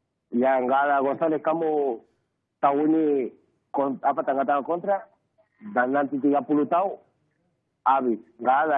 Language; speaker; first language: Indonesian; non-native, learner; Spanish